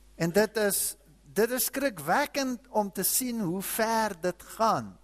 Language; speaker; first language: Afrikaans; non-native, fluent; German